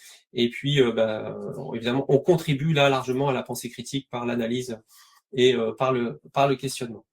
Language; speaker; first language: French; native; French